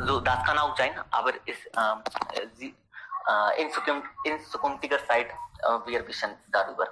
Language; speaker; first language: German; non-native, learner; Hindi